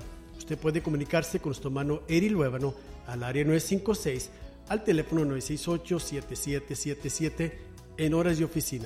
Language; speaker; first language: Spanish; native; Spanish